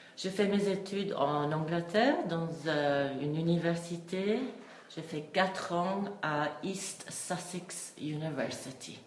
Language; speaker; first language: French; non-native, fluent; English